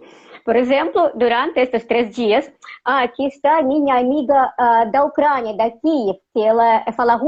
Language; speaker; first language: Portuguese; non-native, fluent; Russian